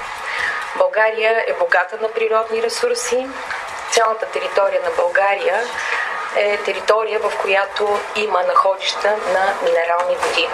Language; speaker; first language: Bulgarian; native; Bulgarian